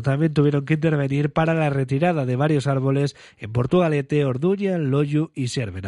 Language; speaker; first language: Spanish; native; Spanish